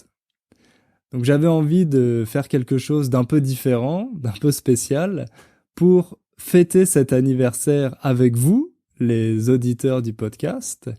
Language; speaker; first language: French; native; French